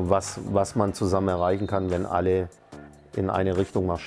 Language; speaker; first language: German; native; German